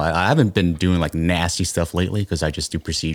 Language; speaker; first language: English; non-native, fluent; Korean